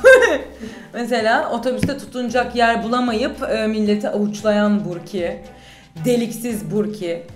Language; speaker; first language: Turkish; native; Turkish